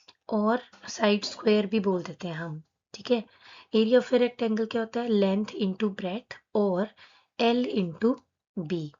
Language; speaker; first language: Hindi; native; Hindi